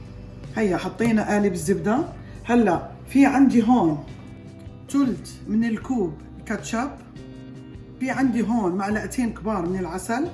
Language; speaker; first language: Arabic; native; Arabic